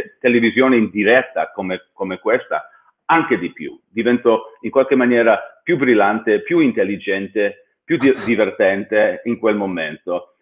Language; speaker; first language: Italian; early bilingual, heritage; English